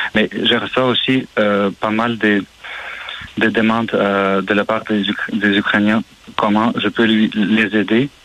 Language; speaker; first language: French; non-native, fluent; Ukrainian